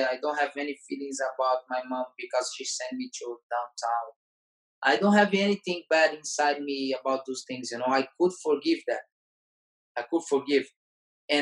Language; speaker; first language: English; non-native, learner; Portuguese